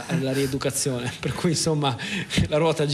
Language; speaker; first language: Italian; native; Italian